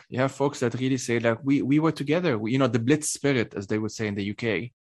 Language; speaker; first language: English; non-native, fluent; Arabic